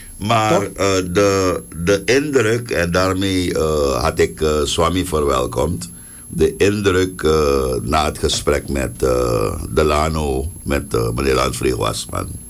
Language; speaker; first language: Dutch; native; Dutch